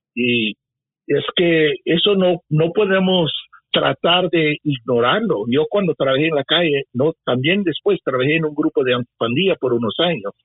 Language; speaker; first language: Spanish; early bilingual, heritage; Spanish